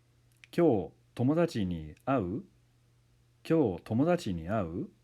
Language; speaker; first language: Japanese; non-native, fluent; English